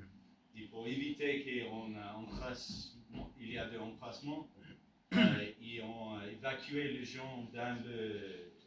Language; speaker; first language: French; non-native, learner; English